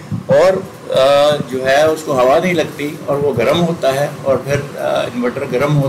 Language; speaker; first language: Urdu; native; Urdu